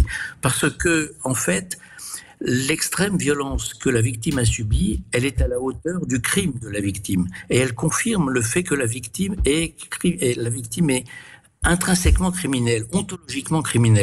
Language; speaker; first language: French; native; French